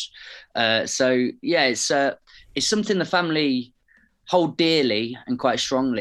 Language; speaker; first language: English; native; English